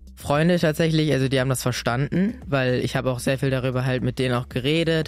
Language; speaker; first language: German; native; German